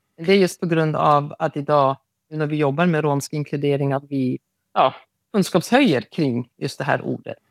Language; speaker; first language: Swedish; non-native, local second language; Romany